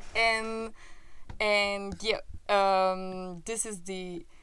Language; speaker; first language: English; non-native, fluent; French